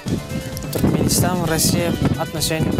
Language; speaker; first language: Russian; non-native, learner; Turkmen